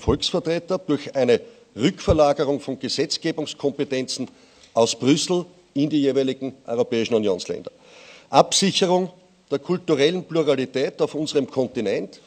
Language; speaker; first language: German; native; German